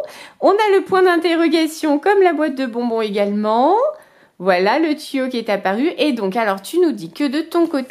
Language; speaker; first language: French; native; French